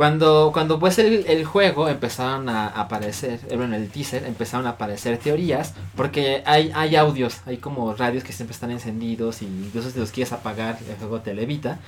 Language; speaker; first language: Spanish; native; Spanish